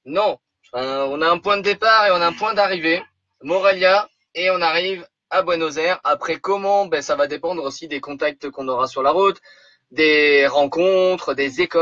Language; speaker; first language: French; native; French